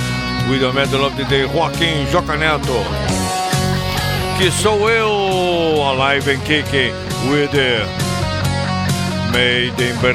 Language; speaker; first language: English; non-native, fluent; Portuguese